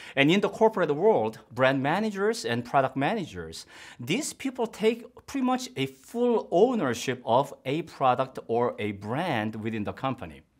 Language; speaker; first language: English; non-native, fluent; Korean